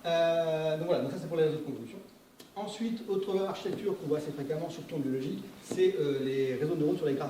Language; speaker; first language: French; native; French